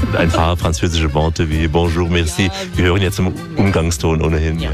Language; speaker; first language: German; native; German